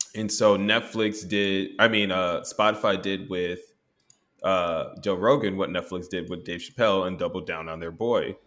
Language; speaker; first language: English; native; English